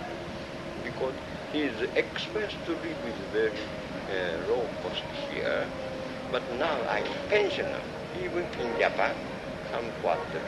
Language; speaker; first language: English; non-native, learner; Japanese